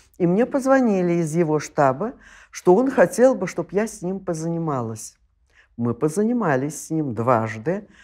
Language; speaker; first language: Russian; native; Russian